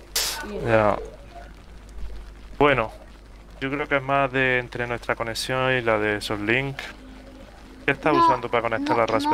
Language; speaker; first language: Spanish; native; Spanish